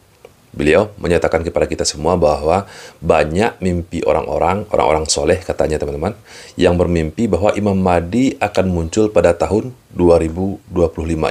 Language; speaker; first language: Indonesian; native; Indonesian